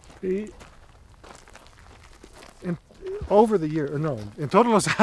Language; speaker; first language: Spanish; non-native, learner; English